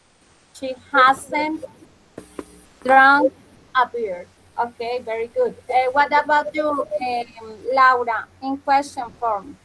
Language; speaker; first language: English; non-native, fluent; Spanish